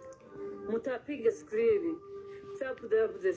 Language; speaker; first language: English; non-native, local second language; Kinyarwanda